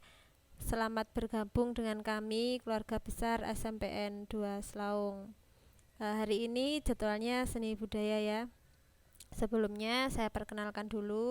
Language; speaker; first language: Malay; non-native, local second language; Javanese